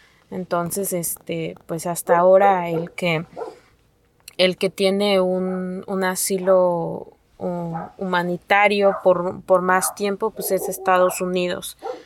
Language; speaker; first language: Spanish; non-native, local second language; Nahuatl languages